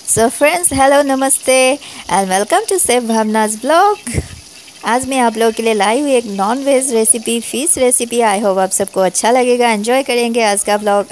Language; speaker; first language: Hindi; non-native, local second language; Assamese